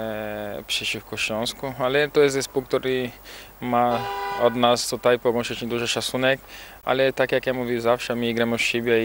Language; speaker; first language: Polish; non-native, fluent; Portuguese